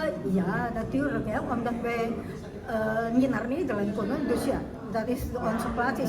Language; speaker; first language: Dutch; early bilingual, heritage; Indonesian